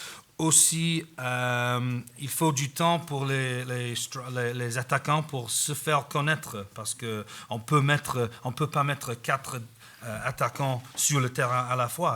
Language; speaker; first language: French; non-native, fluent; English